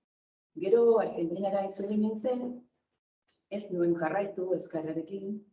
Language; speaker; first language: Basque; non-native, fluent; Spanish